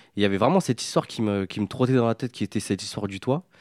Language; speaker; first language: French; native; French